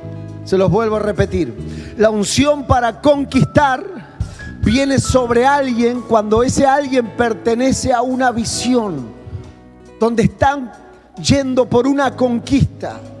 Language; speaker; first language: Spanish; native; Spanish